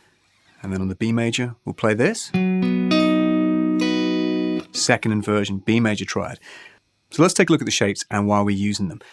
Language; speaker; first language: English; native; English